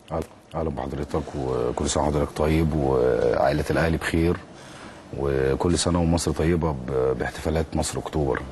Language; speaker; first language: Egyptian Arabic; native; Egyptian Arabic